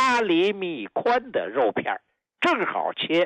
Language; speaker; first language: Chinese; native; Chinese